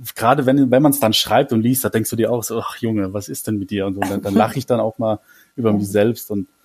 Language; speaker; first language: German; native; German